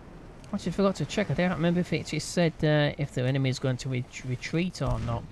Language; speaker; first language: English; native; English